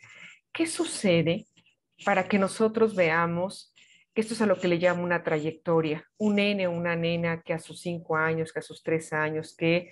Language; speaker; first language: Spanish; native; Spanish